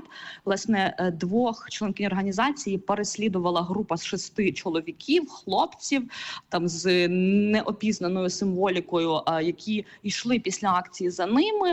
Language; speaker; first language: Ukrainian; native; Ukrainian